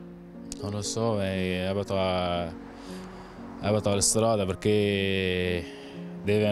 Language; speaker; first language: Italian; non-native, learner; Arabic